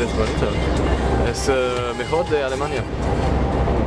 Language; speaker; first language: Spanish; non-native, learner; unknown